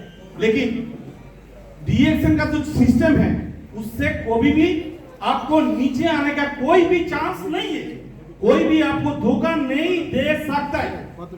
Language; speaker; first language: Hindi; non-native, local second language; Bangla